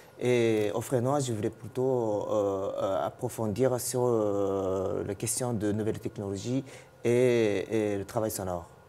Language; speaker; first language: French; non-native, fluent; Japanese